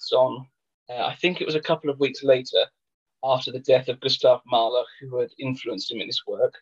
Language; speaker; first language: English; native; English